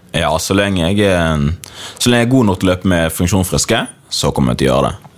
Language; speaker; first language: Norwegian; early bilingual, other home language; Swahili